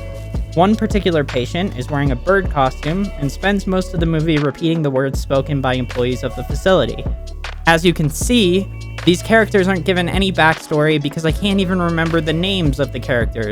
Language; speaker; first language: English; native; English